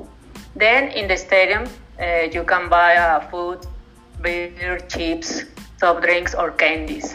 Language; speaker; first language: English; non-native, learner; Spanish